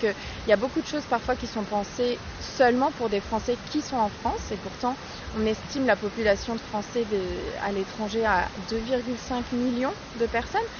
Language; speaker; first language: French; native; French